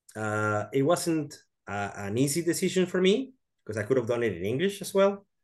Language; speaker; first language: English; non-native, fluent; Spanish